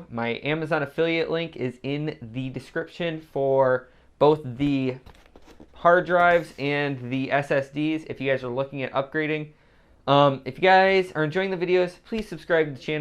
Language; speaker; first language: English; native; English